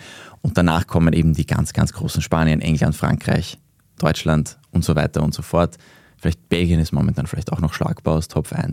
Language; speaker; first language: German; native; German